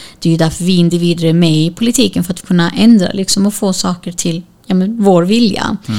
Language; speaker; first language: Swedish; early bilingual, other home language; Kurdish